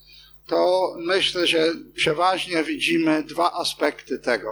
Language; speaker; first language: Polish; non-native, fluent; English